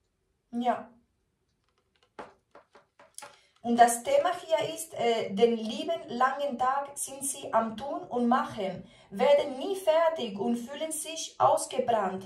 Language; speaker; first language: German; non-native, fluent; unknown